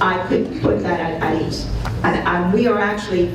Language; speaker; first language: English; non-native, fluent; Spanish